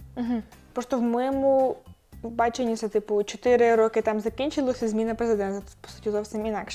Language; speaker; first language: Ukrainian; native; Ukrainian